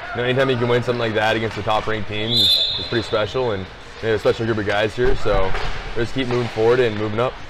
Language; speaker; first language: English; native; English